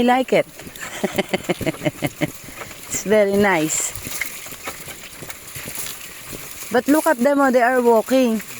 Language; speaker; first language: English; non-native, local second language; Filipino